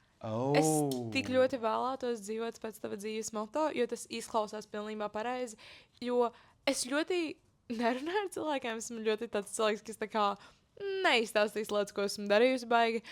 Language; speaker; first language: Latvian; native; Latvian